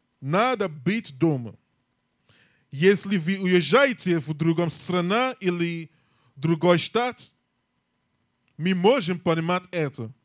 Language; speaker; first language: Russian; non-native, learner; English